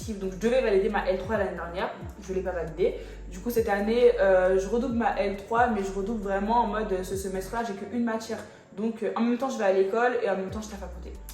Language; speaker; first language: French; native; French